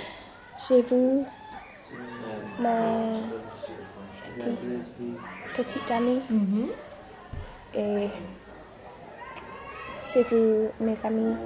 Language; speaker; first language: French; non-native, learner; English